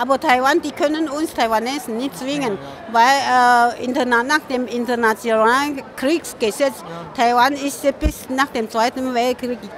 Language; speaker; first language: German; non-native, fluent; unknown